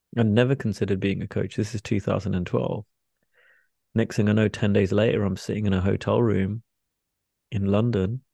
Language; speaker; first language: English; native; English